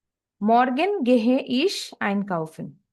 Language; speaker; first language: German; non-native, fluent; Hindi